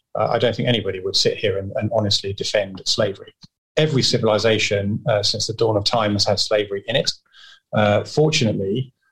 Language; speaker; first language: English; native; English